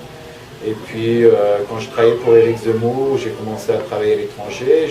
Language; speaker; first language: French; native; French